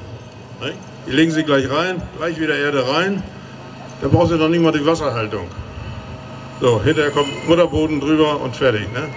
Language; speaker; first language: German; native; German